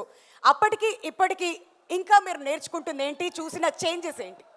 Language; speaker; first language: Telugu; native; Telugu